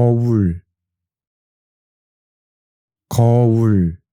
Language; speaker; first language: Korean; native; Korean